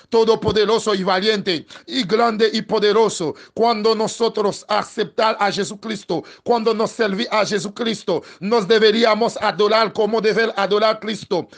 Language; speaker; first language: Spanish; non-native, learner; Haitian Creole